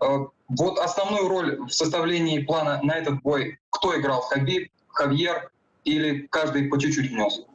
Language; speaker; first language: Russian; native; Russian